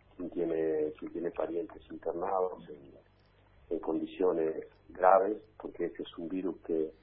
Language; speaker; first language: Spanish; native; Spanish